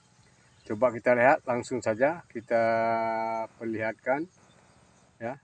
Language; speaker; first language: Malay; non-native, local second language; Achinese